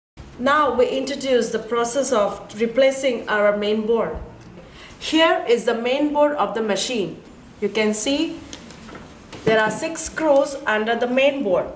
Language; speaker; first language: English; non-native, learner; Chinese